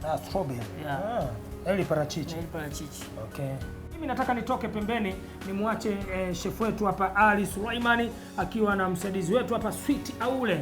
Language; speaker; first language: Swahili; native; Swahili